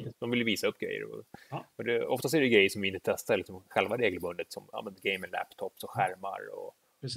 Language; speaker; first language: Swedish; native; Swedish